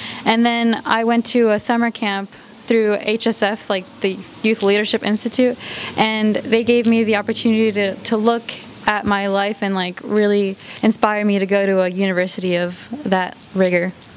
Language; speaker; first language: English; early bilingual, other home language; Spanish